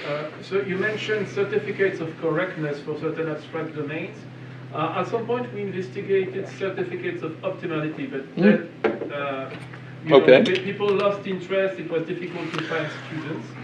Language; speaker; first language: English; non-native, fluent; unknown